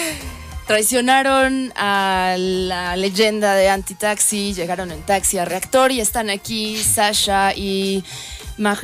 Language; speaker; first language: Spanish; native; Spanish